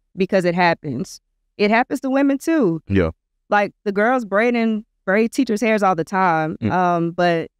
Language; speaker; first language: English; native; English